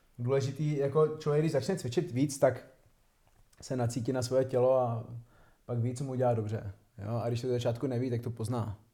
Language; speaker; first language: Czech; non-native, fluent; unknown